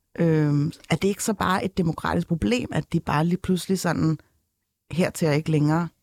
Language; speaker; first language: Danish; early bilingual, other home language; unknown